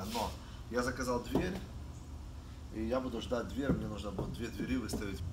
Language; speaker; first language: Russian; native; Russian